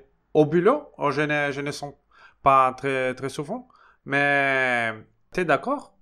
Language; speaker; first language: French; non-native, fluent; Portuguese